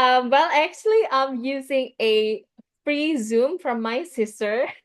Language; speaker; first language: English; non-native, fluent; Indonesian